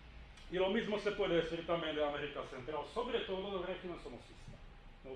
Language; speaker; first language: Spanish; non-native, fluent; Czech